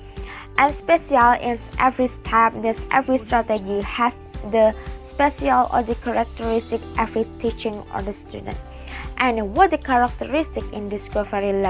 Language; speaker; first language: English; non-native, learner; Indonesian